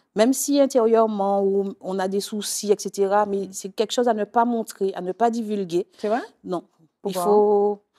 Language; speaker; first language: French; native; French